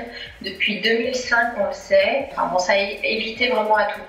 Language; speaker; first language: French; native; French